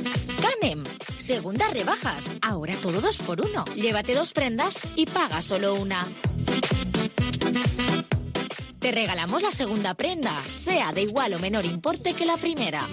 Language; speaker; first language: Spanish; native; Spanish